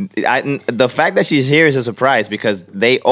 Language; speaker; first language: English; non-native, fluent; Spanish